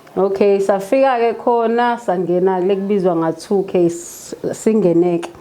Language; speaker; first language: Zulu; native; Zulu